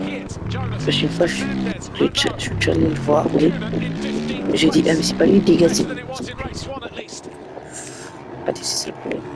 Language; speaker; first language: French; native; French